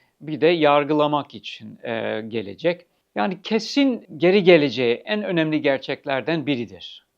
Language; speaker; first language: Turkish; non-native, fluent; English